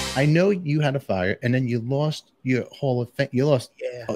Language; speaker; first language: English; native; English